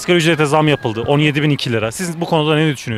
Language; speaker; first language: Turkish; native; Turkish